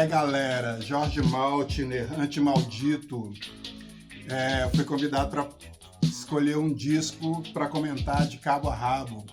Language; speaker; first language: Portuguese; native; Portuguese